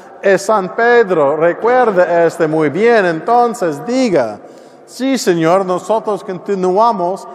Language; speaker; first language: Spanish; non-native, learner; English